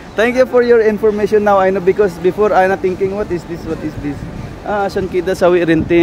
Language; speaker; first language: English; non-native, learner; Filipino